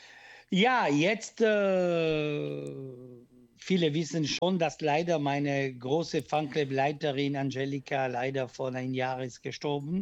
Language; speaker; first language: German; non-native, learner; Italian